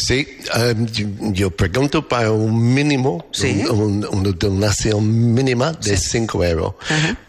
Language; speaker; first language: Spanish; non-native, fluent; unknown